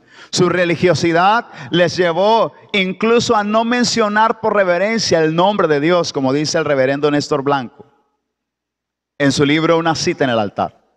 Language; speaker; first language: Spanish; native; Spanish